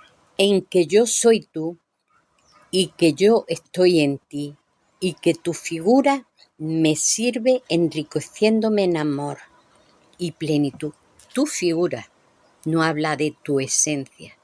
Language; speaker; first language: Spanish; native; Spanish